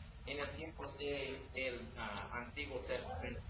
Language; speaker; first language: Spanish; non-native, learner; English